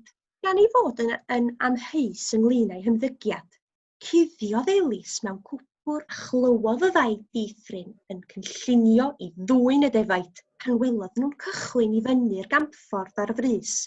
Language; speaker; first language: Welsh; native; Welsh